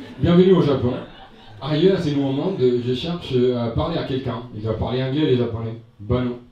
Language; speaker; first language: French; non-native, fluent; Spanish